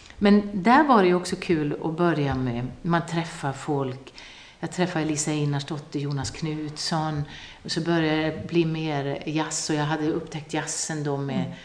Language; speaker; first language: Swedish; non-native, local second language; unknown